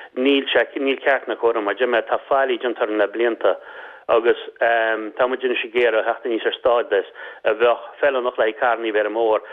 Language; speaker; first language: Irish; native; Irish